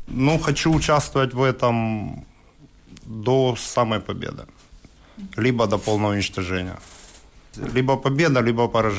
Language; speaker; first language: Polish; non-native, learner; Russian